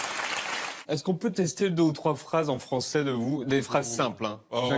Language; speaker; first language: French; native; French